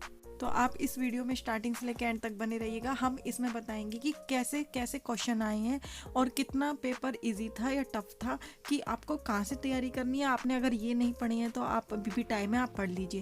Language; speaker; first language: Hindi; native; Hindi